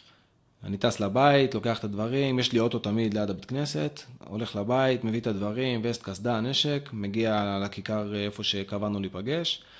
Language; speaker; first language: Hebrew; native; Hebrew